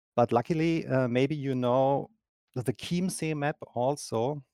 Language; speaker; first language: English; non-native, fluent; German